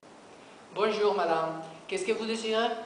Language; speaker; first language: French; non-native, learner; Spanish